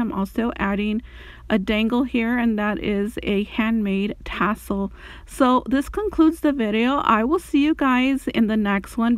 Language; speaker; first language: English; native; English